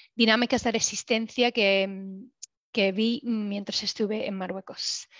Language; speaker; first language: Spanish; non-native, fluent; English